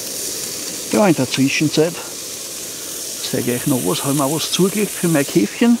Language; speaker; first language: German; native; German